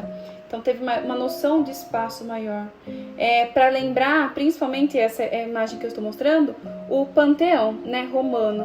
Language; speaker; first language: Portuguese; native; Portuguese